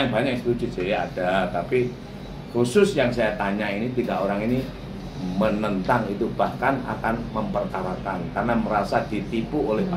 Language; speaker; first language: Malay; non-native, local second language; Javanese